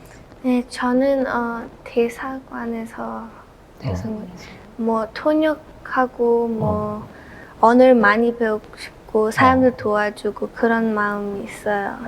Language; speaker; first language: Korean; early bilingual, heritage; Korean